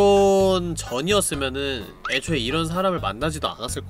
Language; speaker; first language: Korean; native; Korean